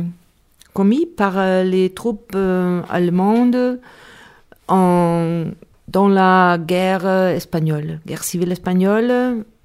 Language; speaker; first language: French; non-native, learner; Spanish